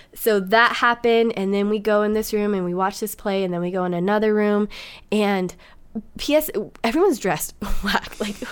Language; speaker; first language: English; native; English